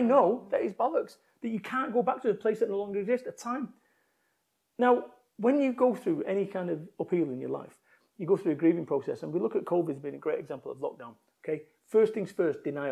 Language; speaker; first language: English; native; English